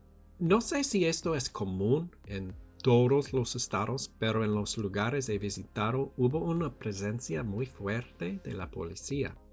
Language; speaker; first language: Spanish; non-native, learner; English